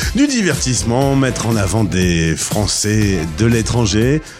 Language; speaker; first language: French; non-native, fluent; Portuguese